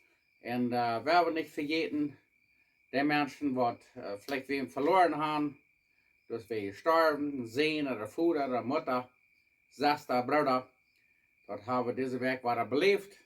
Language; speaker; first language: German; non-native, learner; Plautdietsch